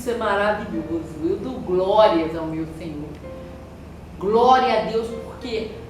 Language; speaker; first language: Portuguese; native; Portuguese